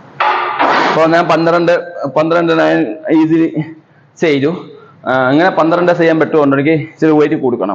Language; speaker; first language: Malayalam; non-native, learner; Assamese